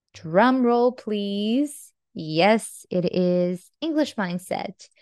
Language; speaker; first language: English; non-native, fluent; Croatian